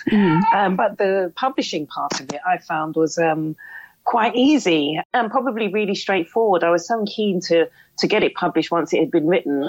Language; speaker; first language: English; native; English